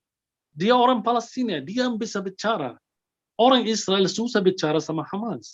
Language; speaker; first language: Indonesian; non-native, fluent; Arabic